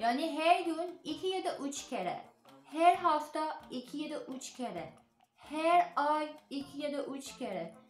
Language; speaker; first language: Turkish; non-native, learner; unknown